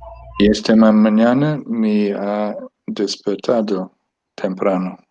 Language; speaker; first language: Spanish; non-native, learner; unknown